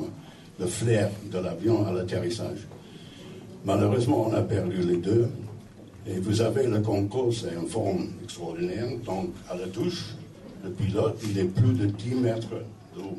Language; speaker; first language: French; non-native, fluent; English